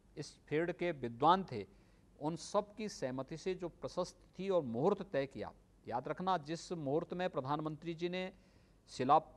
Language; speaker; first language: Hindi; native; Hindi